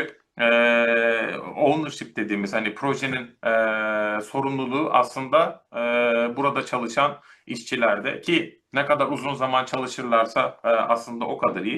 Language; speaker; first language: Turkish; native; Turkish